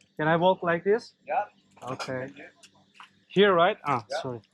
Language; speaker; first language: English; non-native, learner; Turkish